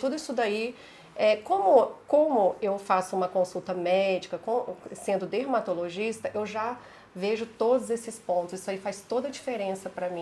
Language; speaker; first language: Portuguese; native; Portuguese